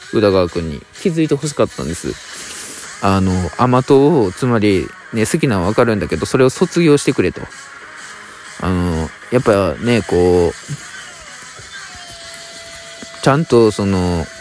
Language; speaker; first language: Japanese; native; Japanese